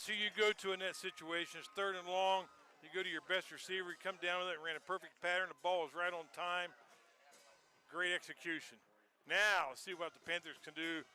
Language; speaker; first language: English; native; English